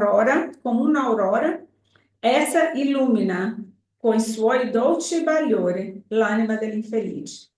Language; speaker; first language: Italian; non-native, fluent; Portuguese